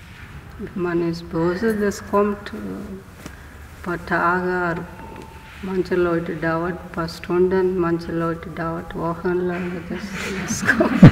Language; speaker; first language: German; non-native, learner; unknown